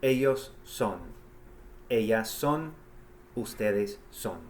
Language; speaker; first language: Spanish; non-native, fluent; English